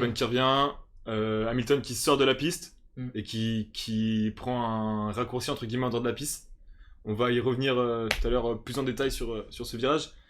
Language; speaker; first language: French; native; French